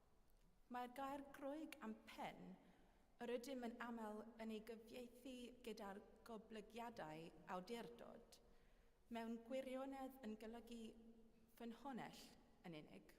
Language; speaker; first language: Welsh; non-native, fluent; English